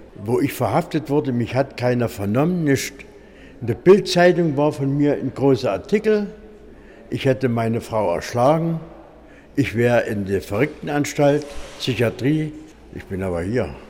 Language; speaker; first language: German; native; German